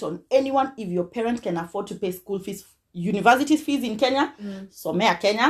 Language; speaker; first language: English; non-native, local second language; Kikuyu